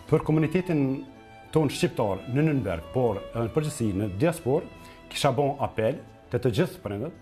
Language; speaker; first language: Albanian; native; Albanian